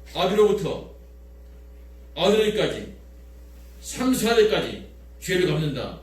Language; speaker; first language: Korean; native; Korean